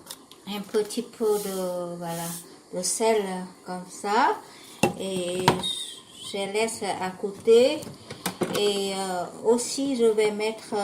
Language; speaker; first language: French; non-native, learner; Vietnamese